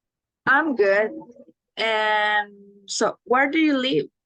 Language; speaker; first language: English; non-native, learner; Spanish